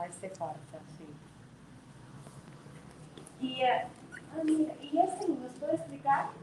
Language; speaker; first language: Spanish; non-native, fluent; English